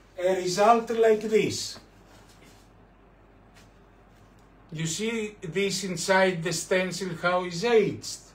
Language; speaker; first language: English; non-native, fluent; Greek